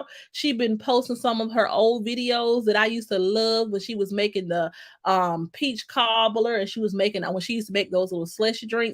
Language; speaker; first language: English; native; English